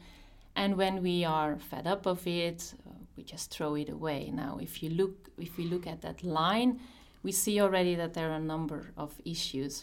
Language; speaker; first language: English; non-native, fluent; Dutch